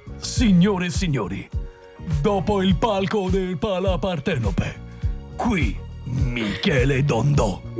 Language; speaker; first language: Italian; native; Italian